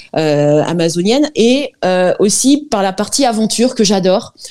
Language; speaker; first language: French; native; French